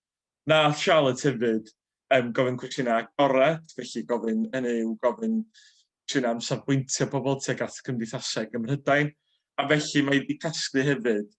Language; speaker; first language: Welsh; native; Welsh